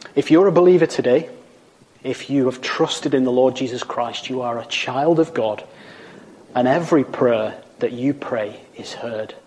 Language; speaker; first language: English; native; English